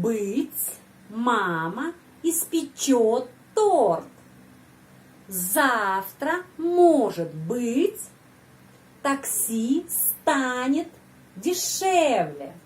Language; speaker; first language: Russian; non-native, fluent; Indonesian